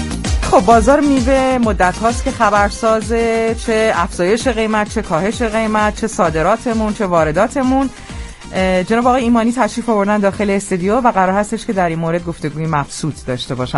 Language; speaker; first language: Persian; native; Persian